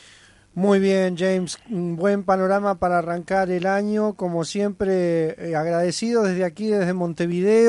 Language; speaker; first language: Spanish; native; Spanish